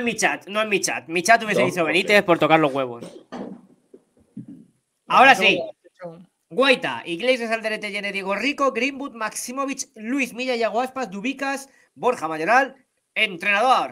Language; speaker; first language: Spanish; native; Spanish